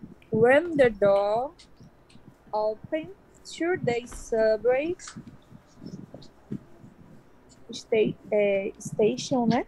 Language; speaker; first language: English; non-native, learner; Portuguese